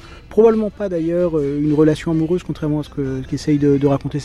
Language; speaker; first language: French; native; French